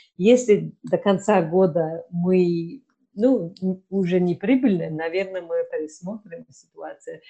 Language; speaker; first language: Russian; non-native, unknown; English